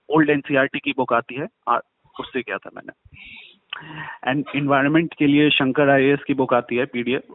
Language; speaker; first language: Hindi; native; Hindi